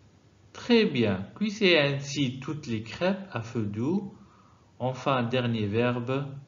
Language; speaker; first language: French; non-native, fluent; Arabic